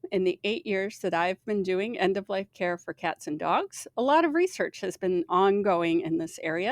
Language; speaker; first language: English; native; English